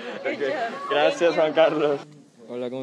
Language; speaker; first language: Spanish; native; Spanish